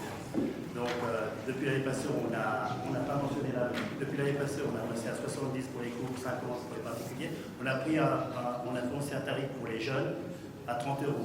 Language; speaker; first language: French; native; French